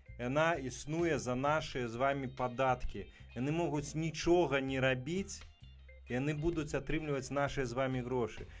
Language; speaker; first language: Belarusian; native; Belarusian